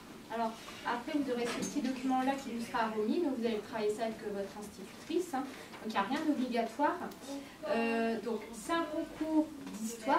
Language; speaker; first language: French; native; French